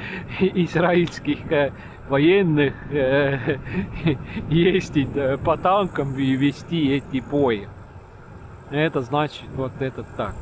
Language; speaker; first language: Russian; non-native, learner; Estonian